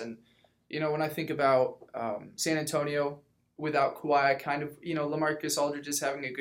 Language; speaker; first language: English; native; English